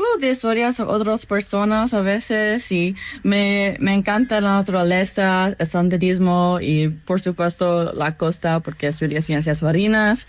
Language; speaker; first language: Spanish; non-native, learner; English